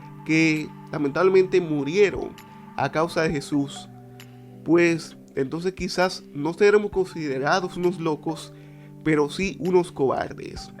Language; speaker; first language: Spanish; native; Spanish